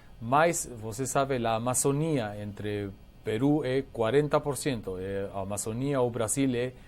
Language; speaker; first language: Portuguese; non-native, learner; Spanish